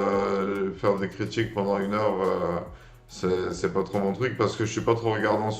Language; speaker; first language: French; native; French